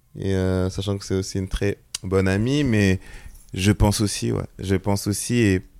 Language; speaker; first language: French; native; French